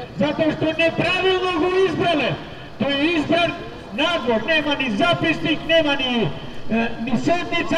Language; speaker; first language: Macedonian; native; Macedonian